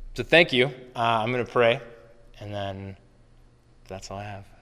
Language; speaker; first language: English; native; English